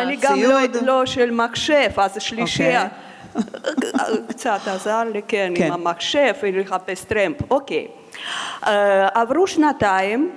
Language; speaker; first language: Hebrew; non-native, fluent; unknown